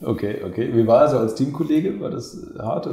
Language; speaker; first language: German; native; German